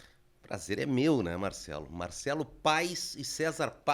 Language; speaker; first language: Portuguese; native; Portuguese